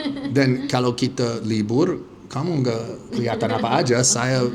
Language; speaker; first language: Indonesian; non-native, fluent; English